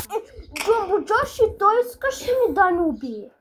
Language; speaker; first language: Bulgarian; non-native, local second language; Turkish